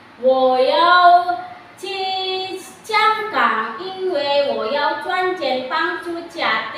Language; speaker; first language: Chinese; non-native, learner; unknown